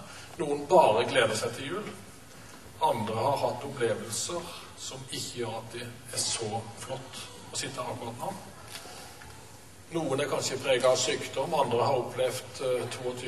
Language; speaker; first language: Norwegian; native; Norwegian